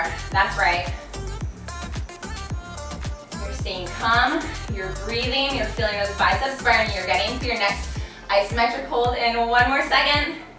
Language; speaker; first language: English; native; English